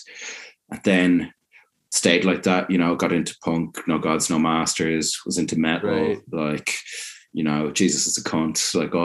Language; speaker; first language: English; native; English